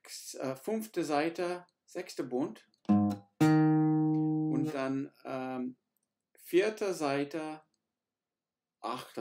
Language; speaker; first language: German; non-native, learner; English